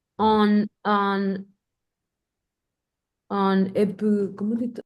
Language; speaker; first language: French; non-native, learner; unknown